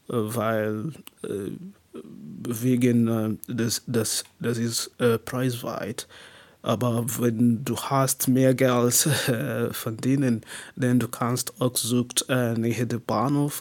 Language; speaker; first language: German; non-native, learner; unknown